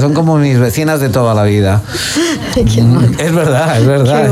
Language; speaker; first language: Spanish; native; Spanish